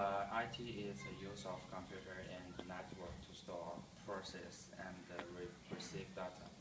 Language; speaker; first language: English; non-native, learner; Chinese